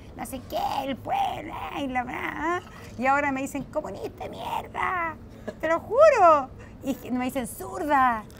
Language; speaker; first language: Spanish; native; Spanish